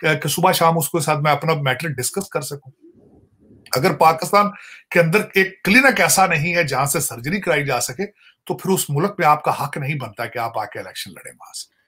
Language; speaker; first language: Urdu; non-native, local second language; Punjabi